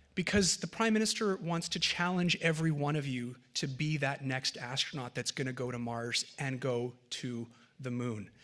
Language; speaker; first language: English; early bilingual, other home language; French